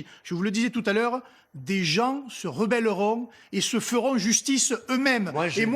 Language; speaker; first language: French; native; French